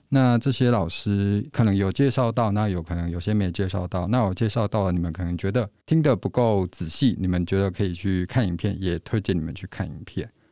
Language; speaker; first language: Chinese; native; Chinese